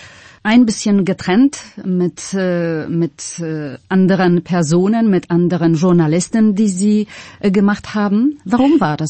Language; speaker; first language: German; non-native, fluent; Polish